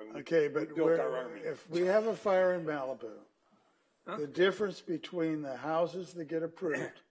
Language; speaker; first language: English; native; English